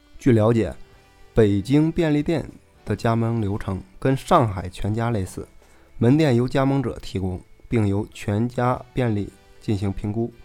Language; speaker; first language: Chinese; native; Chinese